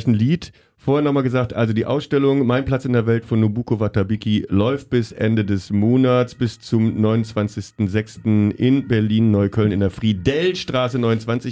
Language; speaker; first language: German; native; German